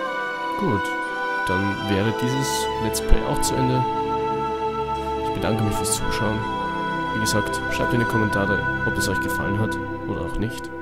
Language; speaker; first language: German; native; German